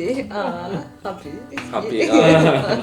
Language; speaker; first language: Japanese; non-native, fluent; Serbian